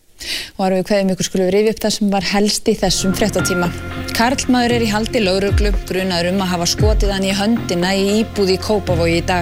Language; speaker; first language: Icelandic; native; Icelandic